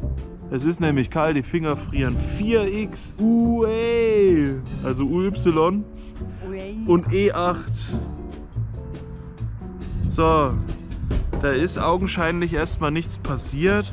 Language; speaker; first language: German; native; German